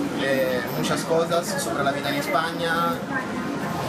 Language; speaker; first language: Spanish; non-native, learner; Italian